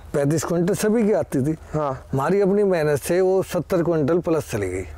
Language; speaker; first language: Hindi; native; Hindi